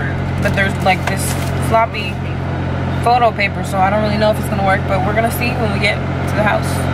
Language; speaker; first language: English; native; English